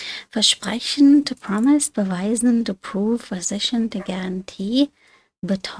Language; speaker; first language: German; non-native, fluent; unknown